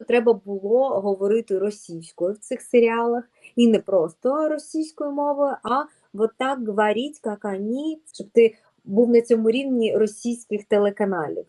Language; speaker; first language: Ukrainian; non-native, local second language; Russian